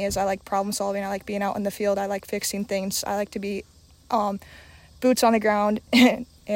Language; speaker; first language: English; native; English